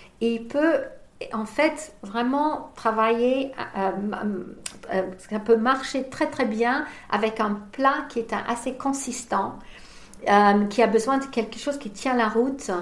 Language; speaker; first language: French; non-native, fluent; English